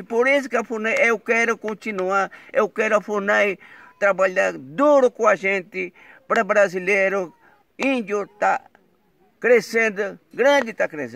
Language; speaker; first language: Portuguese; non-native, local second language; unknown